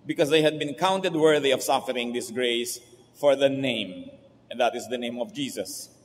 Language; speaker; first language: English; non-native, local second language; Filipino